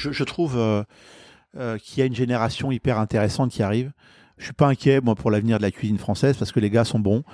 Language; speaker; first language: French; native; French